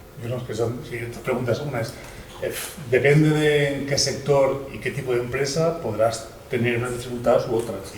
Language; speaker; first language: Spanish; native; Spanish